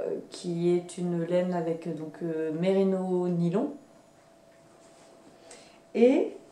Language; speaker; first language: French; native; French